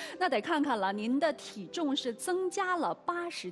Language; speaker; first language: Chinese; native; Chinese